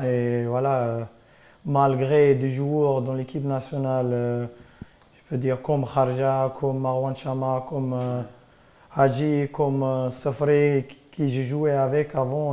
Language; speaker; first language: French; non-native, fluent; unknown